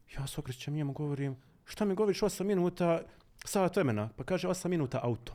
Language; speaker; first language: Bosnian; native; Bosnian